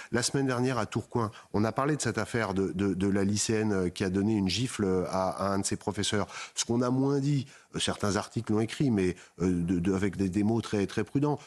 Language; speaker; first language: French; native; French